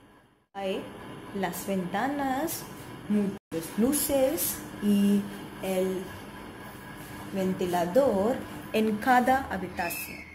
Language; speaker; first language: Spanish; non-native, learner; Hindi